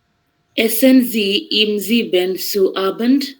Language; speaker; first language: German; non-native, learner; Bangla